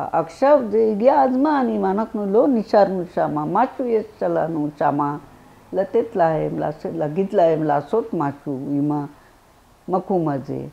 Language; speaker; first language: Hebrew; non-native, fluent; Marathi